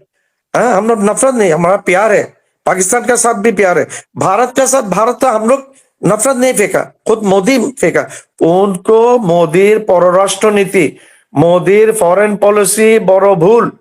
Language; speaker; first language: Hindi; non-native, learner; Bangla